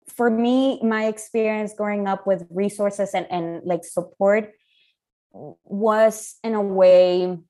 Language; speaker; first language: English; non-native, fluent; Spanish